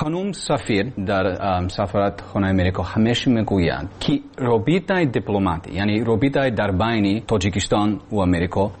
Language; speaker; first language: Persian; non-native, learner; English